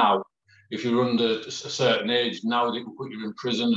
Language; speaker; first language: English; native; English